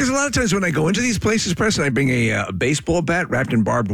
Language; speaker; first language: English; native; English